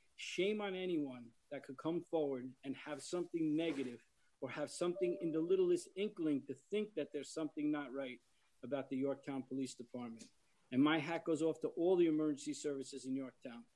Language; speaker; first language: English; native; English